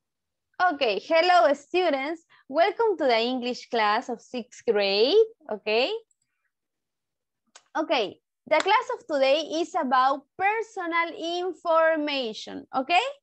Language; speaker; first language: English; non-native, fluent; Spanish